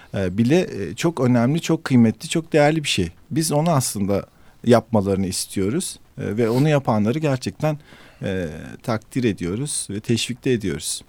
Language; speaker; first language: Turkish; native; Turkish